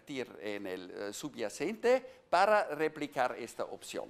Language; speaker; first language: Spanish; non-native, fluent; German